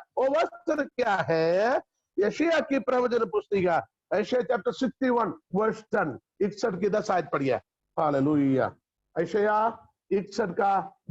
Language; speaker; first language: Hindi; non-native, local second language; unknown